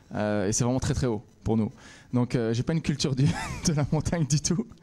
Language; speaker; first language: French; native; French